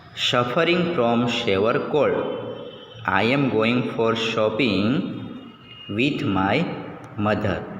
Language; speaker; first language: English; non-native, local second language; Gujarati